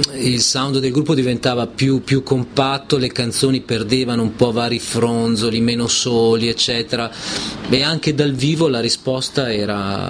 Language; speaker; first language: Italian; native; Italian